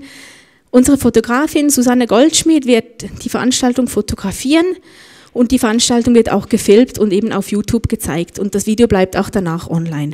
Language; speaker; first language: German; native; German